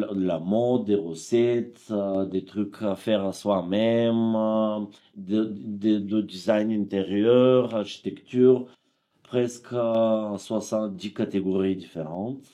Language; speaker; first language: French; non-native, fluent; Bulgarian